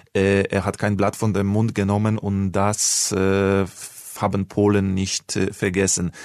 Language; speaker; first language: German; non-native, fluent; Polish